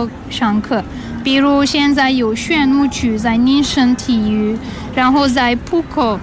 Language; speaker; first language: Chinese; non-native, fluent; Dutch